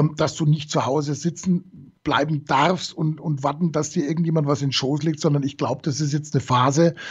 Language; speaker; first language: German; native; German